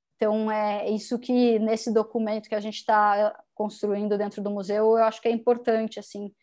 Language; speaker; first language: Portuguese; native; Portuguese